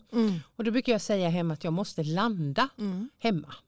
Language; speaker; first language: Swedish; native; Swedish